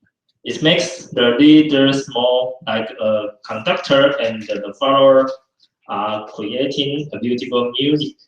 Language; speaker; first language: English; non-native, fluent; Chinese